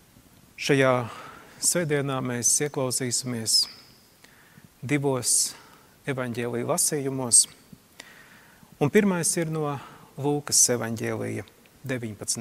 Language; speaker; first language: Latvian; native; Latvian